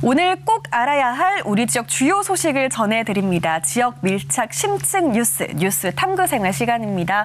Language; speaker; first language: Korean; native; Korean